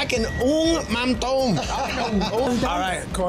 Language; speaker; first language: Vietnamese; non-native, fluent; English